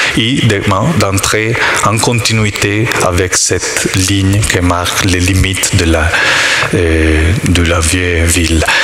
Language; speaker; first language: French; non-native, learner; Italian